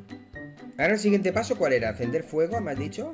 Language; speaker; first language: Spanish; native; Spanish